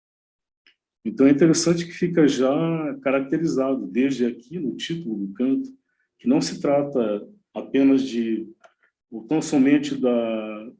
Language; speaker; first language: Portuguese; native; Portuguese